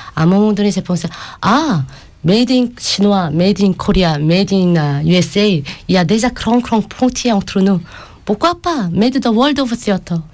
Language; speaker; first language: French; non-native, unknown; Korean